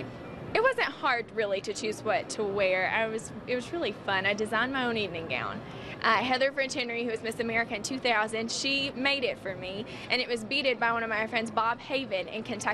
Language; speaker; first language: English; native; English